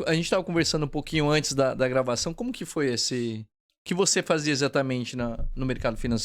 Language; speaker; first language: Portuguese; native; Portuguese